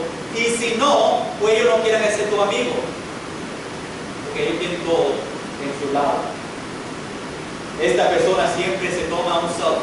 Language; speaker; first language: Spanish; non-native, fluent; English